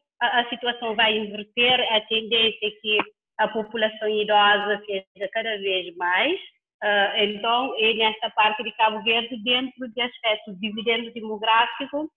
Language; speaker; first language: Portuguese; non-native, local second language; Kabuverdianu